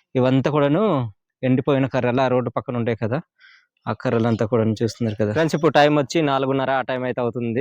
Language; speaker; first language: Telugu; non-native, local second language; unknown